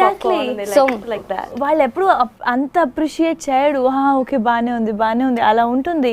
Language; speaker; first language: Telugu; non-native, fluent; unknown